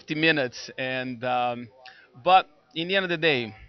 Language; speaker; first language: English; non-native, fluent; Portuguese